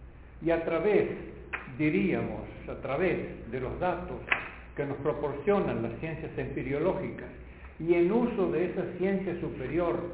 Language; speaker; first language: Spanish; native; Spanish